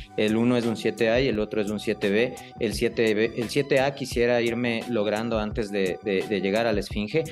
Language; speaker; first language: Spanish; native; Spanish